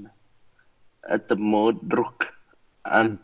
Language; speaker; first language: Russian; non-native, learner; Vietnamese